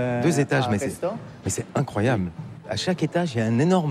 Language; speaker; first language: French; native; French